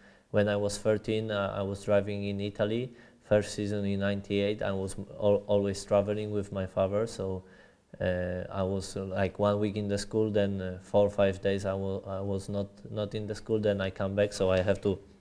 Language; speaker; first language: English; non-native, fluent; Polish